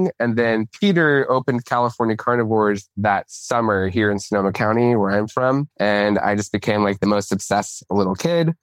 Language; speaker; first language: English; native; English